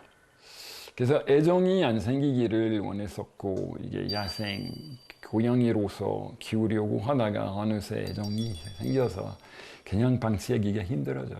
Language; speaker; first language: Korean; non-native, fluent; French